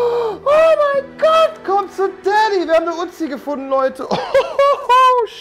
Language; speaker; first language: German; native; German